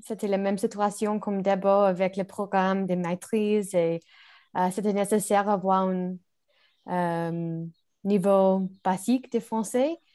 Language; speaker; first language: French; non-native, learner; English